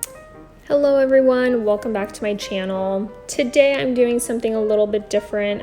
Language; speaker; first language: English; native; English